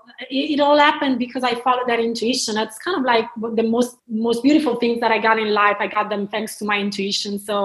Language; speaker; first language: English; non-native, fluent; Italian